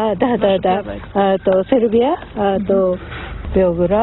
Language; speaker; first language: Russian; non-native, learner; Japanese